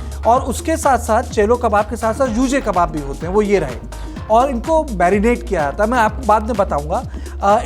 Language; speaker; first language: Hindi; native; Hindi